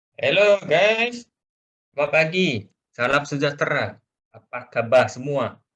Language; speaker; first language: Malay; non-native, local second language; Chinese